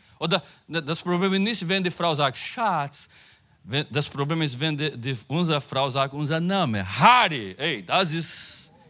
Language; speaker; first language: German; non-native, learner; Portuguese